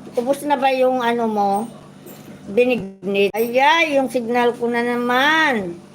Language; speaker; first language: Filipino; non-native, local second language; Waray